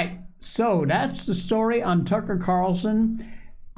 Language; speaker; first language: English; native; English